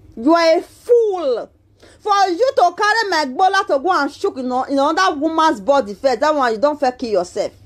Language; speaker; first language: Nigerian Pidgin; non-native, local second language; Bini